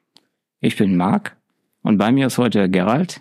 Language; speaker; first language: German; native; German